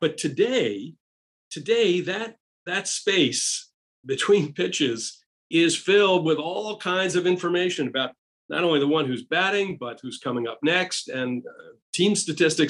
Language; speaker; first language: English; native; English